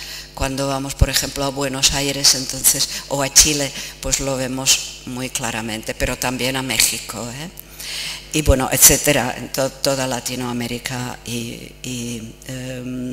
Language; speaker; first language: Spanish; non-native, fluent; Czech